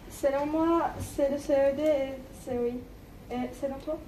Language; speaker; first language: French; non-native, learner; Turkish